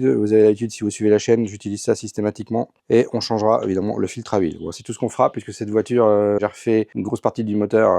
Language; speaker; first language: French; native; French